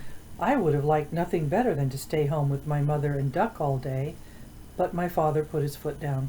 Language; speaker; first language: English; native; English